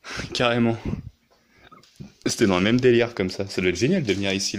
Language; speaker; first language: French; native; French